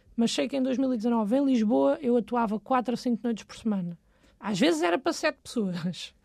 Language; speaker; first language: Portuguese; native; Portuguese